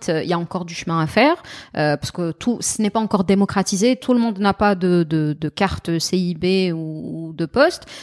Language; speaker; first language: French; non-native, local second language; Arabic